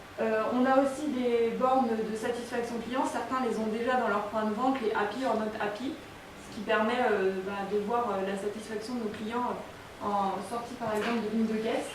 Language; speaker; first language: French; native; French